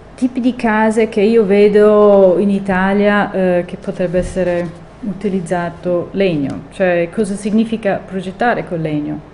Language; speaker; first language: Italian; non-native, fluent; English